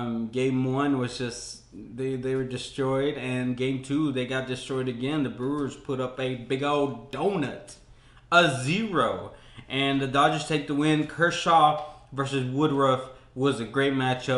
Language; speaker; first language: English; native; English